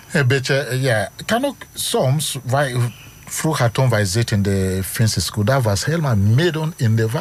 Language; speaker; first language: Dutch; non-native, learner; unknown